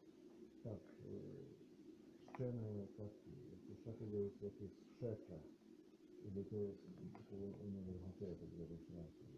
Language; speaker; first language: Polish; non-native, learner; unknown